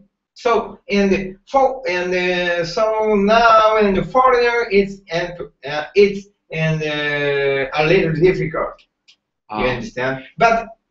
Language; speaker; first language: English; non-native, learner; Japanese